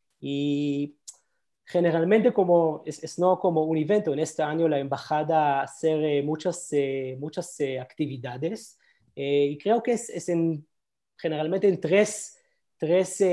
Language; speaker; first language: Spanish; non-native, learner; Hebrew